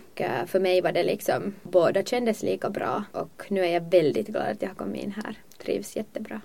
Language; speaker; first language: Swedish; native; Swedish